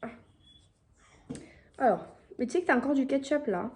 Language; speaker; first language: French; native; French